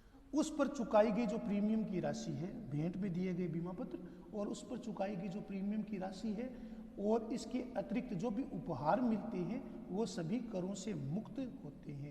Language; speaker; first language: Hindi; native; Hindi